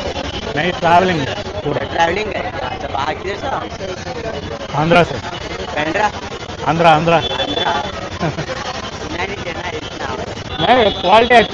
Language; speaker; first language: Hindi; non-native, local second language; Telugu